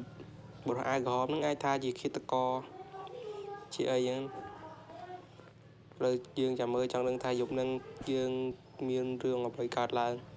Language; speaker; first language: Khmer; native; Khmer